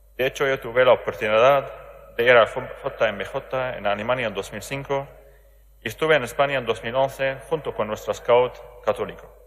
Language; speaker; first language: Spanish; non-native, learner; Arabic